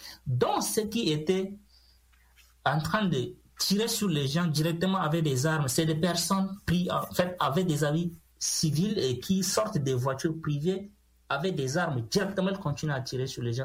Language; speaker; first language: French; non-native, local second language; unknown